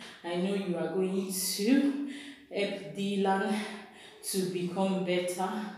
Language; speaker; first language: English; non-native, local second language; Igbo